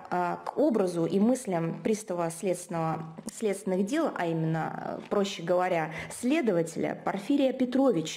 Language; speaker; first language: Russian; native; Russian